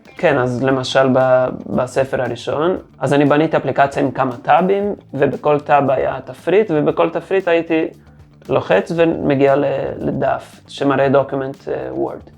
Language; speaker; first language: Hebrew; non-native, fluent; Portuguese